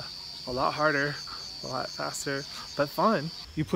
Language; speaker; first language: English; native; English